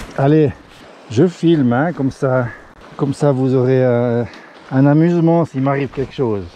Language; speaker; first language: French; native; French